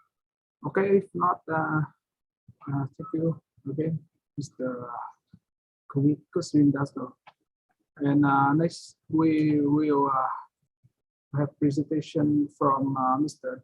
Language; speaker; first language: English; non-native, fluent; Vietnamese